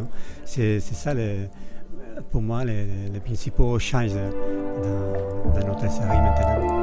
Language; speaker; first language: French; non-native, fluent; Spanish